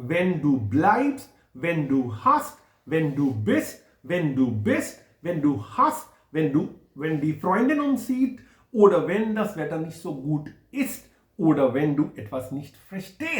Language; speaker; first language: German; non-native, fluent; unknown